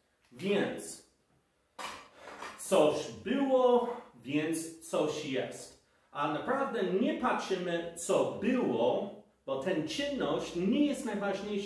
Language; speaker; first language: Polish; non-native, fluent; English